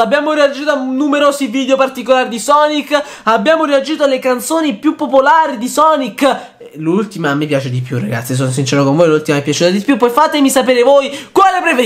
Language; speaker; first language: Italian; native; Italian